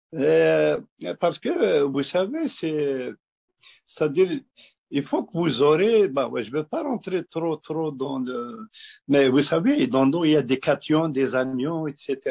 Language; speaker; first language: French; non-native, local second language; Kabyle